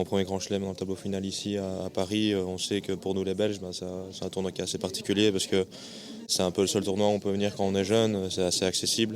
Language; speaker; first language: French; native; French